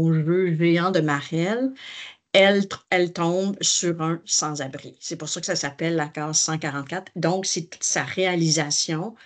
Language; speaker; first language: French; native; French